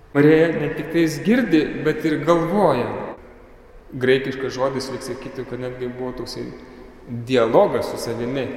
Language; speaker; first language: Lithuanian; native; Lithuanian